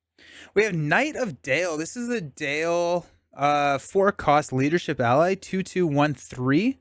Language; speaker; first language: English; native; English